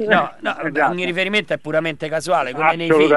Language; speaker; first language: Italian; native; Italian